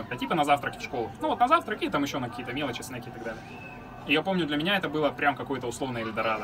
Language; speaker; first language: Russian; native; Russian